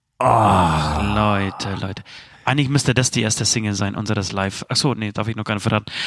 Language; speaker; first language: German; early bilingual, other home language; Polish